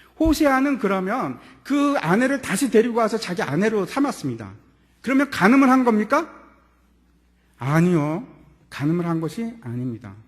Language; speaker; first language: Korean; native; Korean